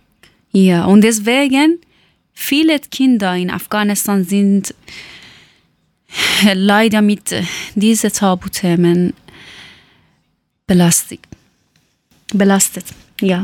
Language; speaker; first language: German; non-native, learner; Persian